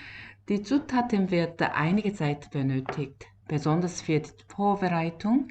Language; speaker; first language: German; non-native, fluent; Korean